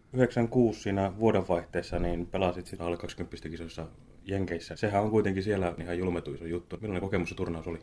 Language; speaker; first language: Finnish; native; Finnish